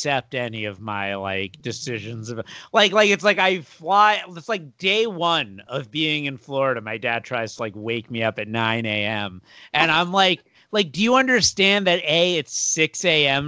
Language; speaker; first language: English; native; English